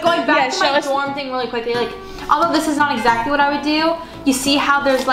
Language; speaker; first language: English; native; English